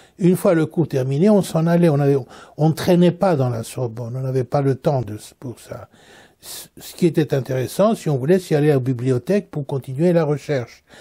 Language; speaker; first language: French; native; French